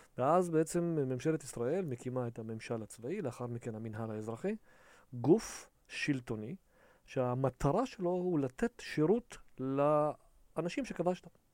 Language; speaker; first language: Hebrew; early bilingual, other home language; Russian